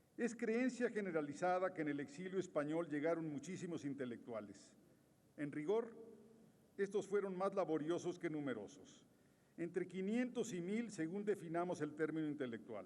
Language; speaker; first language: Spanish; native; Spanish